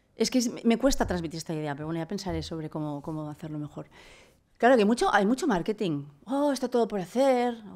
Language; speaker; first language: Spanish; non-native, local second language; Catalan